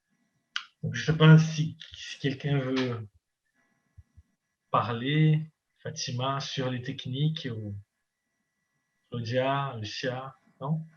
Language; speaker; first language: French; non-native, fluent; Portuguese